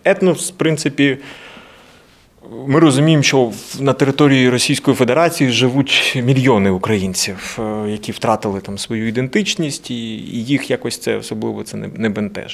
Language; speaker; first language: Ukrainian; native; Ukrainian